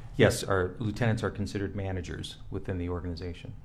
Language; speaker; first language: English; native; English